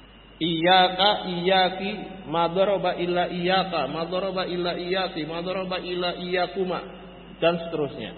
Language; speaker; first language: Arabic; non-native, fluent; Indonesian